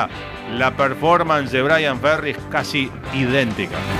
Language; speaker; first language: Spanish; native; Spanish